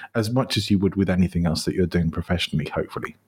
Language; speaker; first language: English; native; English